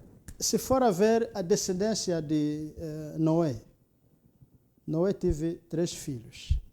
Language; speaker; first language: Portuguese; non-native, local second language; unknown